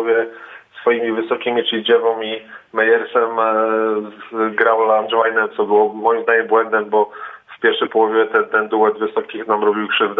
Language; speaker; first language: Polish; native; Polish